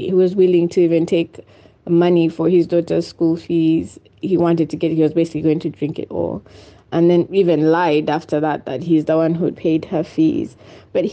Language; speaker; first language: English; non-native, local second language; Ganda